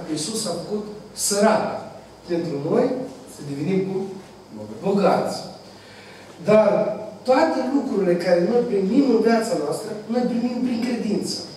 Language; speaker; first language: Romanian; non-native, fluent; Russian